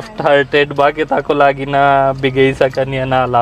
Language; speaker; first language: Filipino; non-native, learner; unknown